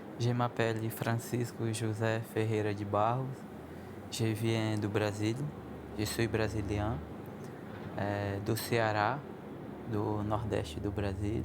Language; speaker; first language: French; non-native, learner; Portuguese